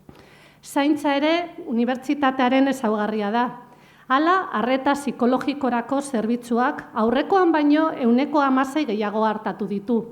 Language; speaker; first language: Basque; native; Basque